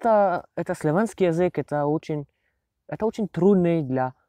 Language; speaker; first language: Russian; non-native, learner; French